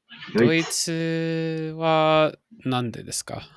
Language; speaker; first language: Japanese; non-native, fluent; English